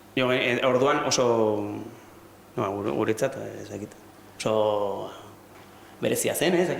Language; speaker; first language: Basque; non-native, local second language; Spanish